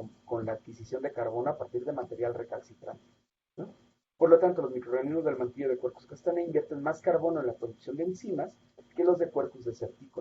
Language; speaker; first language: Spanish; native; Spanish